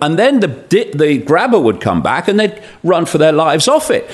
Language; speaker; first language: English; native; English